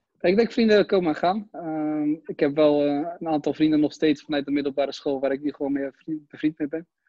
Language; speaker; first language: Dutch; early bilingual, other home language; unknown